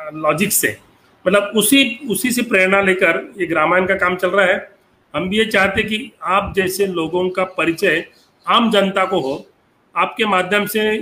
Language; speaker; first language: Hindi; non-native, local second language; Marathi